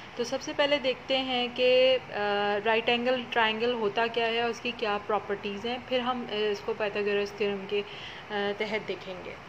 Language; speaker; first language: Urdu; native; Urdu